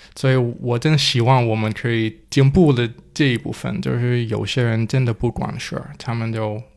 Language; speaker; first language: Chinese; non-native, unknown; Danish